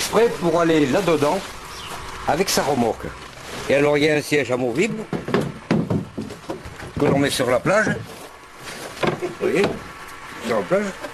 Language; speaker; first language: French; native; French